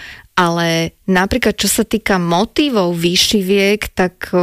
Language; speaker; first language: Slovak; native; Slovak